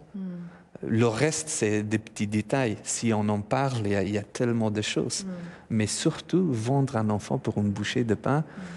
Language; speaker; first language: French; non-native, fluent; Persian